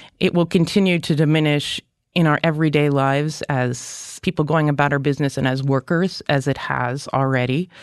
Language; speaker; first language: English; native; English